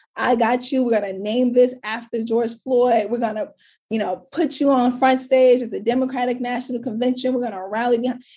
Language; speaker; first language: English; native; English